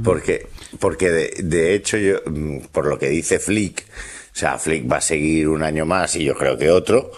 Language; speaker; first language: Spanish; native; Spanish